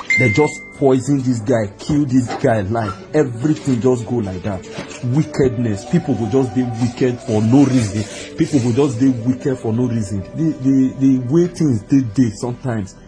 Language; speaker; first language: Nigerian Pidgin; non-native, local second language; Igbo